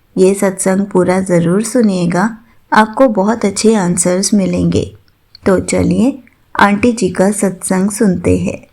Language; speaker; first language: Hindi; native; Hindi